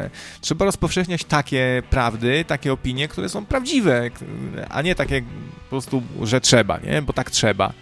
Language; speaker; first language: Polish; native; Polish